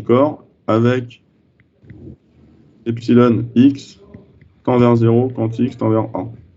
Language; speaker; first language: French; native; French